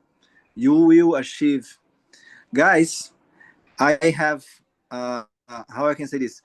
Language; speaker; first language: English; non-native, learner; Portuguese